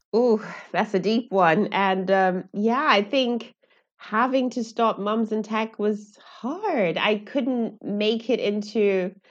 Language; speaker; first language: English; non-native, local second language; Yoruba